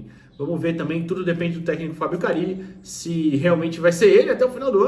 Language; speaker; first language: Portuguese; native; Portuguese